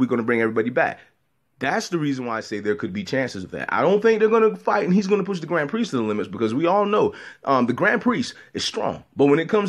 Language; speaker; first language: English; native; English